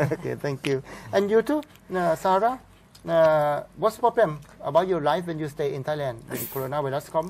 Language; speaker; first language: English; non-native, learner; Thai